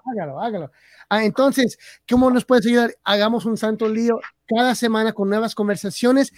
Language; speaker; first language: Spanish; early bilingual, heritage; Spanish